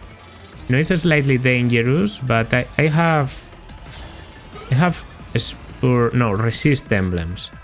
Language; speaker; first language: English; non-native, fluent; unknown